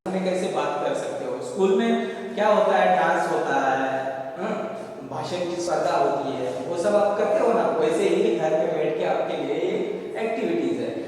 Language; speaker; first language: Hindi; non-native, local second language; Marathi